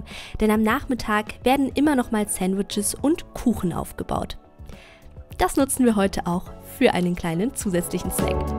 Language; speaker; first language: German; native; German